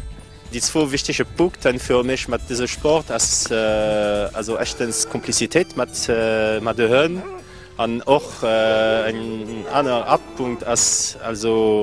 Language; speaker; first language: German; non-native, learner; French